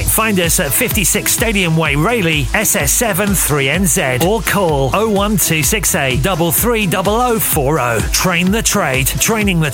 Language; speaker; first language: English; native; English